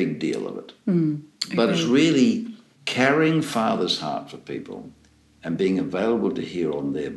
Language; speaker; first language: English; native; English